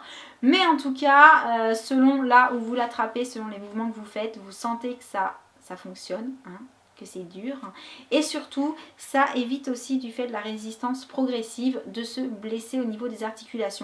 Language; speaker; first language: French; native; French